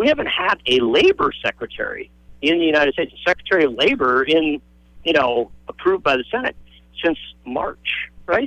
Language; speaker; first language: English; native; English